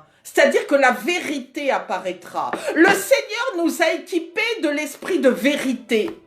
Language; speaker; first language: French; native; French